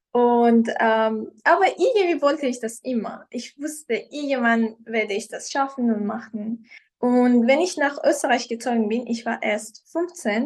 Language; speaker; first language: German; non-native, fluent; Persian